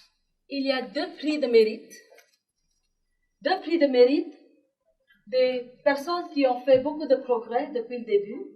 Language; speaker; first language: French; non-native, fluent; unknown